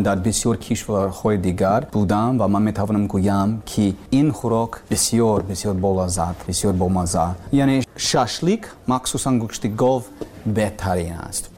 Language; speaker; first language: Persian; non-native, learner; English